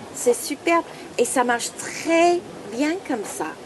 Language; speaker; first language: French; non-native, fluent; English